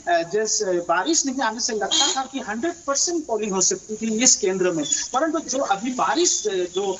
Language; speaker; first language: Hindi; non-native, local second language; Assamese